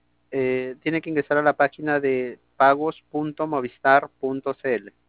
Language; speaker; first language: Spanish; native; Spanish